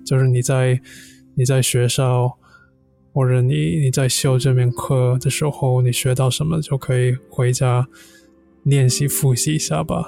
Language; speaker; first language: Chinese; non-native, fluent; English